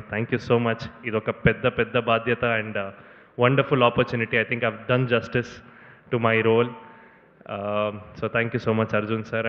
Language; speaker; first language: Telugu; non-native, learner; Kannada